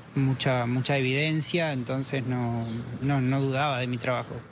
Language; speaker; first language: Spanish; native; Spanish